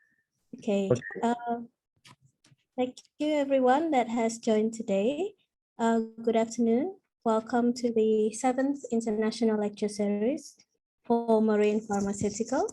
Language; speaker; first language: English; non-native, fluent; Indonesian